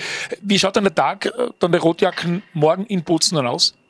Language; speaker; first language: German; native; German